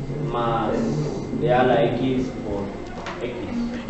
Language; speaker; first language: Spanish; native; Spanish